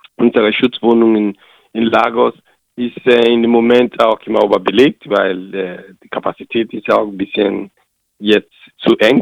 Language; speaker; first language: German; non-native, learner; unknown